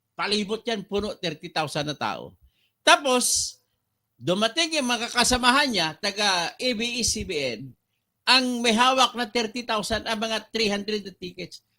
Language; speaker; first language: Filipino; non-native, local second language; Cebuano